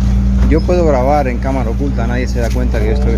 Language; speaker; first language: Spanish; native; Spanish